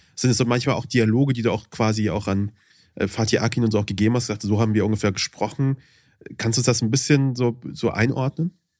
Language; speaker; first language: German; early bilingual, other home language; Persian